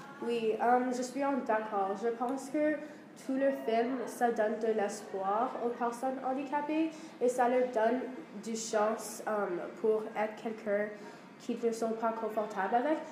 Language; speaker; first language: French; non-native, learner; English